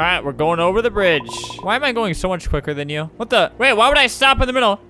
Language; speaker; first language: English; native; English